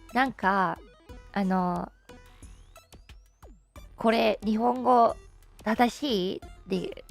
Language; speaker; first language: Japanese; non-native, learner; English